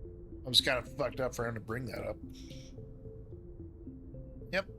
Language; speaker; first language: English; native; English